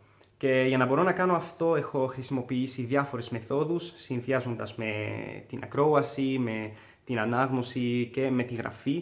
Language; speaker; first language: Greek; non-native, learner; English